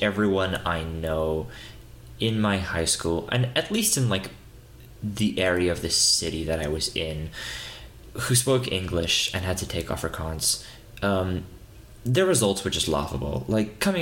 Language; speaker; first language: English; native; English